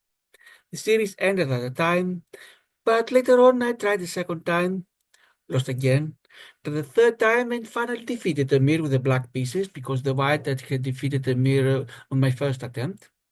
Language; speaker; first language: English; non-native, fluent; Greek